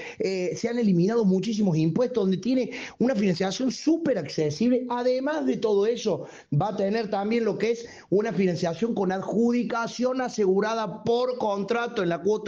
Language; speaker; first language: Spanish; native; Spanish